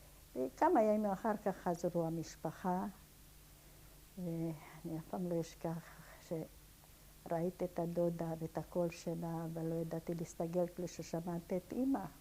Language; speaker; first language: Hebrew; non-native, fluent; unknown